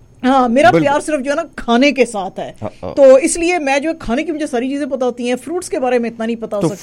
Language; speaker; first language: Hindi; native; Hindi